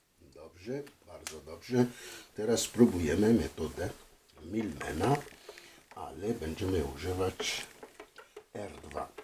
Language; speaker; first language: Polish; non-native, fluent; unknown